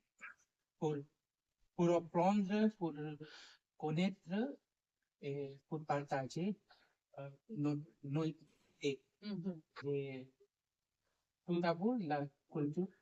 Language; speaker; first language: French; non-native, learner; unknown